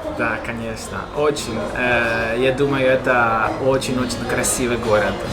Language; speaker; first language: Russian; non-native, learner; Italian